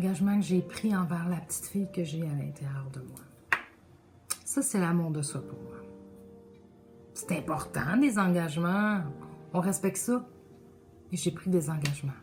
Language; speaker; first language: French; native; French